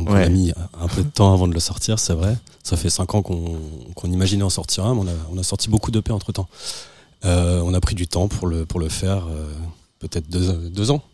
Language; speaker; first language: French; native; French